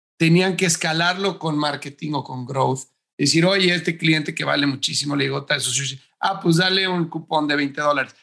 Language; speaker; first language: Spanish; native; Spanish